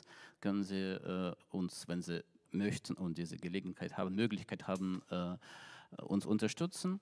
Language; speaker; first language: German; non-native, fluent; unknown